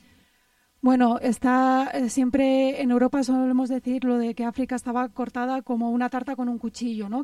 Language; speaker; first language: Spanish; native; Spanish